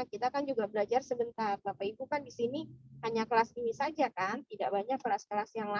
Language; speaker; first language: Indonesian; native; Indonesian